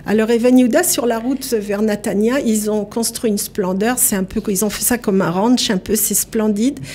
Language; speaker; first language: French; native; French